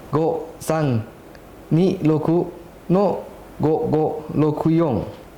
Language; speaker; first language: Japanese; non-native, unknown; Thai